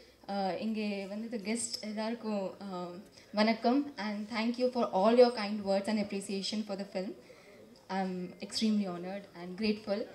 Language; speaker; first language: Tamil; non-native, fluent; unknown